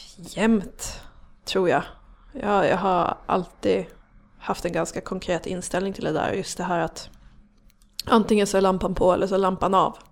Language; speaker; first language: Swedish; native; Swedish